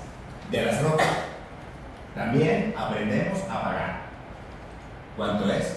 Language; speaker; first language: Spanish; non-native, learner; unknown